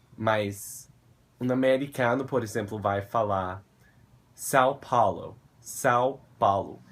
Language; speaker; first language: Portuguese; non-native, fluent; English